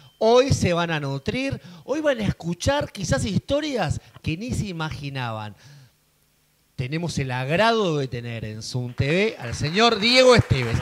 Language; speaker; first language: Spanish; native; Spanish